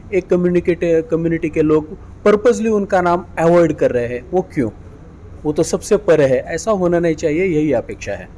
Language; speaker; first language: Hindi; non-native, local second language; Marathi